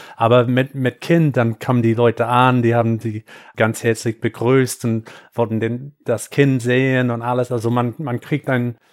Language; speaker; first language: German; non-native, fluent; English